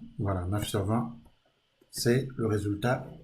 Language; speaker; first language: French; native; French